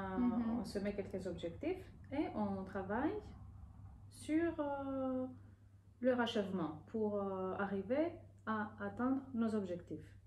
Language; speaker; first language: French; non-native, fluent; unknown